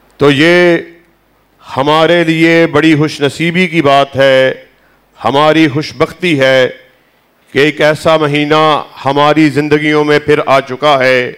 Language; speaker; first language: Urdu; native; Urdu